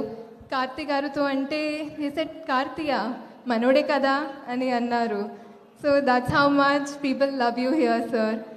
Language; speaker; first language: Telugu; non-native, fluent; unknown